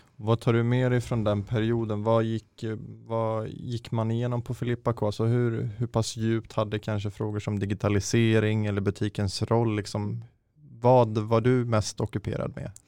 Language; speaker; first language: Swedish; native; Swedish